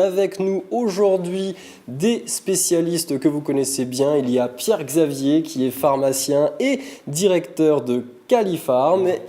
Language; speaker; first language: French; native; French